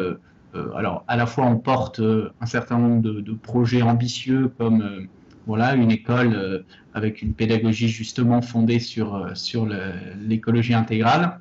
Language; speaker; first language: French; native; French